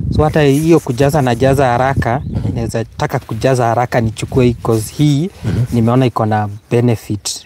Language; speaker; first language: Swahili; non-native, local second language; Luo (Kenya and Tanzania)